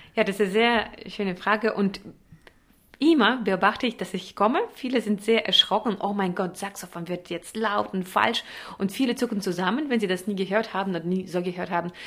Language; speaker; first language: German; non-native, fluent; Russian